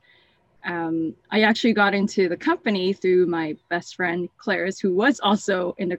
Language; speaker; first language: English; non-native, local second language; Cantonese